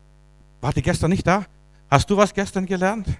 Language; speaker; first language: German; native; German